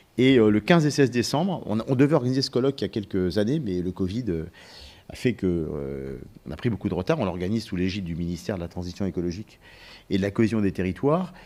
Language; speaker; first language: French; native; French